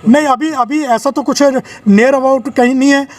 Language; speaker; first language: Hindi; non-native, local second language; Punjabi